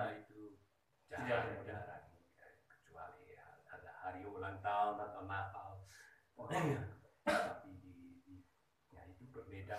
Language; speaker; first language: Indonesian; early bilingual, heritage; Dutch